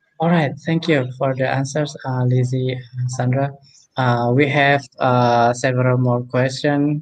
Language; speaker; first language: English; non-native, fluent; Indonesian